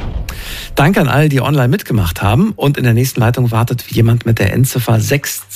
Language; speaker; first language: German; native; German